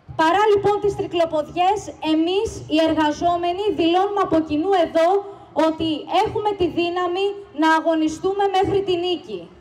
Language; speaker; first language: Greek; native; Greek